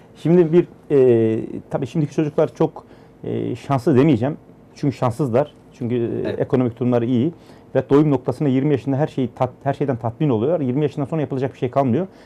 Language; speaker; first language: Turkish; native; Turkish